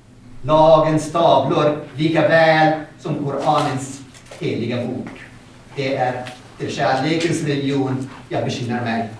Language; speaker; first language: Swedish; non-native, fluent; Arabic